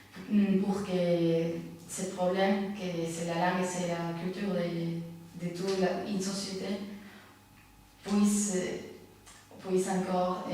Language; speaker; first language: French; non-native, fluent; Spanish